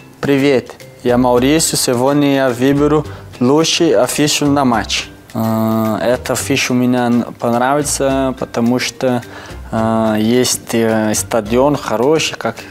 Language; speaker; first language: Russian; non-native, learner; Portuguese